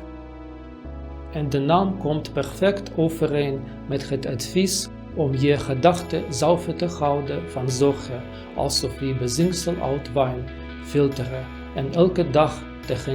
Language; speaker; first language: Dutch; non-native, learner; Russian